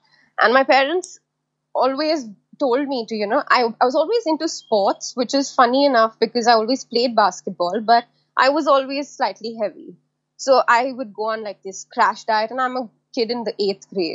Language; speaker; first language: English; non-native, local second language; Hindi